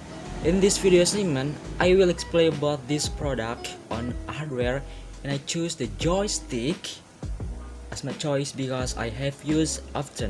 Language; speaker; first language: English; non-native, learner; Indonesian